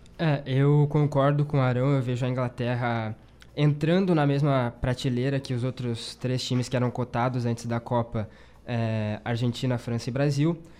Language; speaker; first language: Portuguese; native; Portuguese